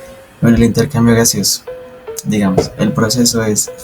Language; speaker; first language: Spanish; native; Spanish